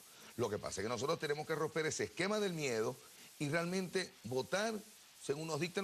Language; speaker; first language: Spanish; native; Spanish